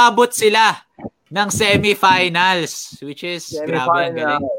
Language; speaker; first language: Filipino; native; Filipino